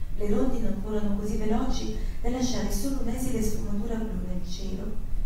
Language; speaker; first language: Italian; early bilingual, heritage; Italian